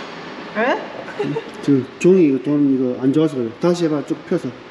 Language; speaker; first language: Korean; native; Korean